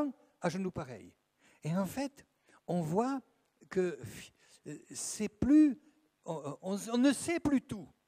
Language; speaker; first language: French; native; French